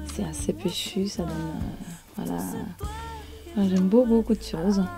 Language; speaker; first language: French; non-native, fluent; Spanish